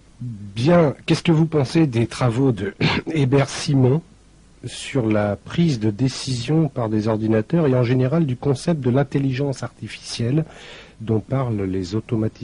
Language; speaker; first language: French; native; French